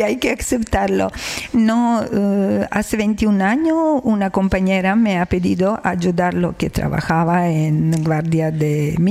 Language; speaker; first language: Spanish; non-native, learner; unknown